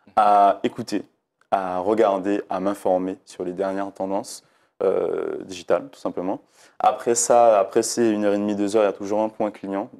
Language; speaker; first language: French; native; French